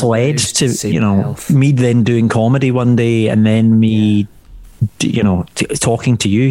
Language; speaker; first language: English; native; English